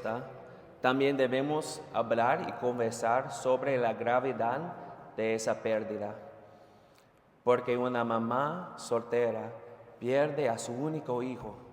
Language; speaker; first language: Spanish; non-native, fluent; English